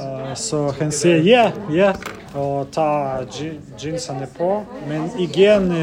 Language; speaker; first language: Danish; non-native, learner; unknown